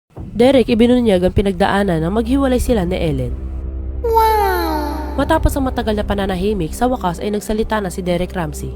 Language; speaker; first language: Filipino; native; Filipino